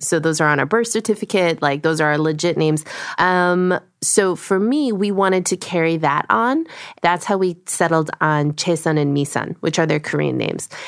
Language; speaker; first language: English; early bilingual, other home language; Korean